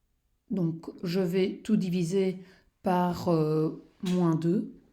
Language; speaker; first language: French; native; French